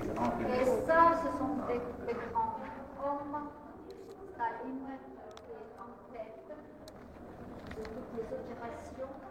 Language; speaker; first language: French; non-native, fluent; Russian